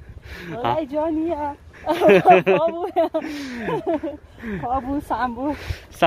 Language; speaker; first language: Chinese; non-native, learner; Persian